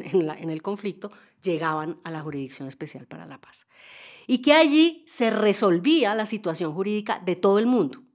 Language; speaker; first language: Spanish; native; Spanish